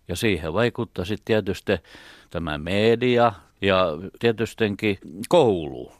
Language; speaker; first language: Finnish; native; Finnish